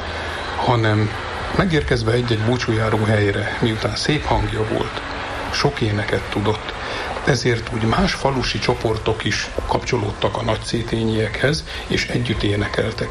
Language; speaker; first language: Hungarian; native; Hungarian